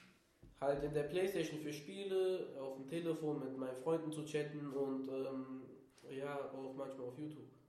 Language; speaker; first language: German; native; German